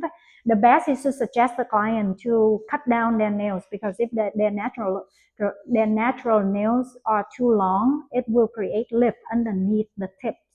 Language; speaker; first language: English; non-native, fluent; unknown